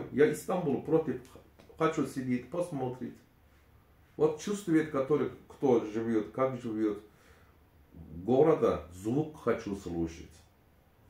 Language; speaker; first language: Russian; non-native, learner; Turkish